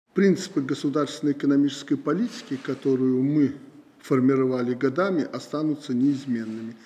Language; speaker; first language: Russian; native; Russian